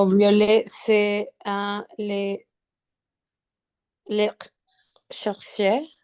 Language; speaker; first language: French; non-native, learner; Spanish